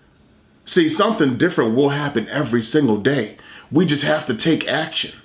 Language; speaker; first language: English; native; English